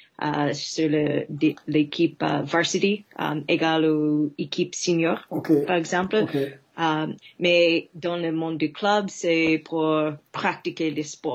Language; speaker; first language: French; non-native, fluent; English